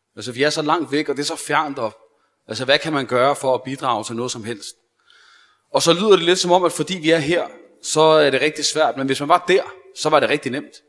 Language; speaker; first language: Danish; early bilingual, other home language; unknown